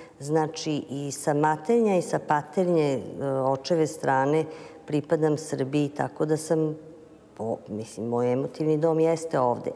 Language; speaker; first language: Serbian; native; Serbian